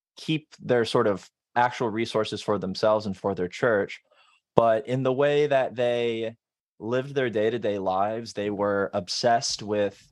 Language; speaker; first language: English; native; English